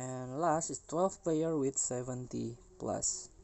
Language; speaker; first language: English; non-native, learner; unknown